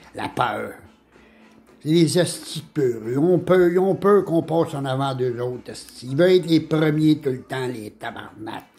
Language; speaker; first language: French; native; French